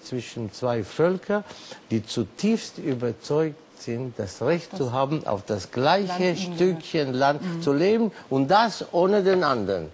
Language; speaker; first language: German; non-native, fluent; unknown